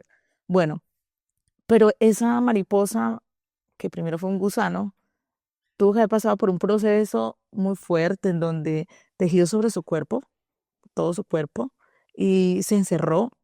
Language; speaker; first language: Spanish; native; Spanish